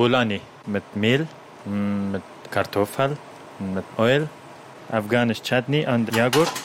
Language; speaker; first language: German; non-native, learner; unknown